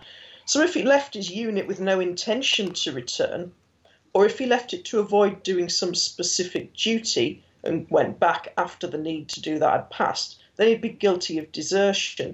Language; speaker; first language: English; native; English